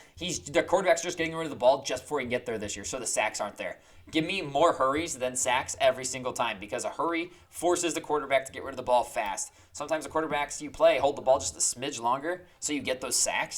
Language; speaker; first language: English; native; English